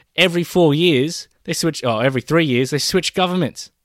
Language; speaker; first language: English; early bilingual, other home language; Filipino